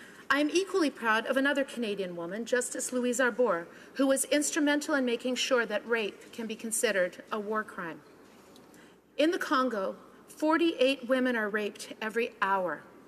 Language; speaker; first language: English; native; English